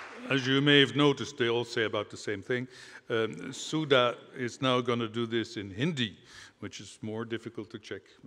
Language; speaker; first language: English; non-native, fluent; Dutch